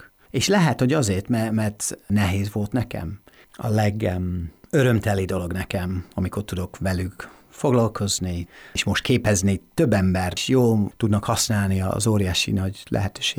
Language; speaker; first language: Hungarian; non-native, fluent; English